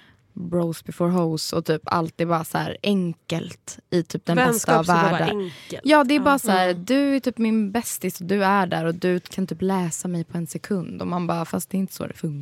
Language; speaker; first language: Swedish; native; Swedish